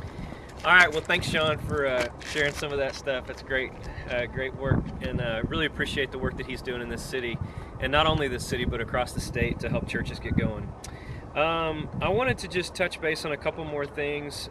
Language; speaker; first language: English; native; English